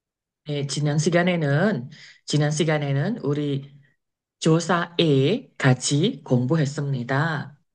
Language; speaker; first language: Korean; non-native, fluent; Indonesian